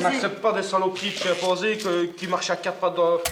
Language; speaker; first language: French; native; French